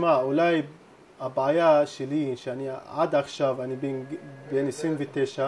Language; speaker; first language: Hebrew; non-native, local second language; Arabic